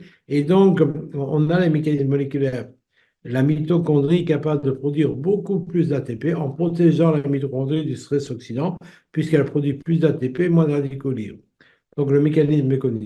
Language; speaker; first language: French; native; French